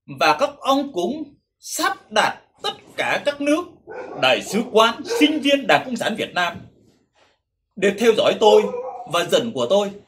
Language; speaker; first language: Vietnamese; non-native, local second language; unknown